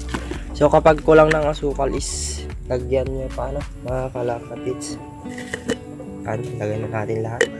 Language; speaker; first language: Filipino; native; Filipino